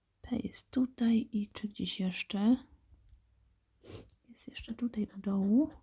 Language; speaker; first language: Polish; native; Polish